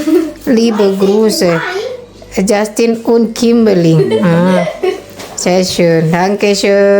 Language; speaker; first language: German; non-native, learner; Indonesian